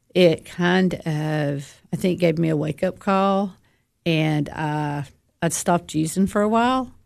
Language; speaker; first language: English; native; English